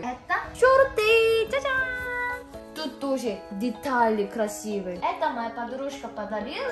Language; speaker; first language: Russian; non-native, fluent; Korean